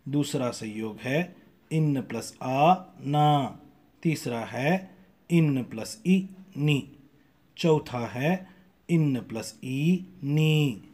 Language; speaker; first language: Hindi; non-native, local second language; Tamil